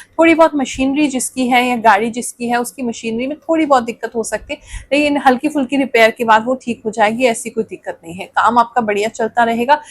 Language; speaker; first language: Hindi; native; Hindi